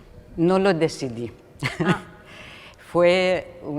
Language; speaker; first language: Spanish; non-native, fluent; Hungarian